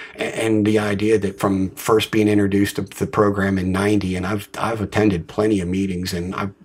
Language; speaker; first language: English; native; English